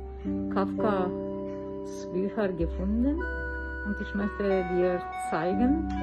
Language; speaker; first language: German; non-native, learner; Turkish